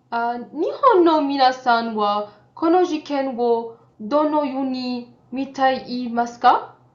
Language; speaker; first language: Japanese; non-native, fluent; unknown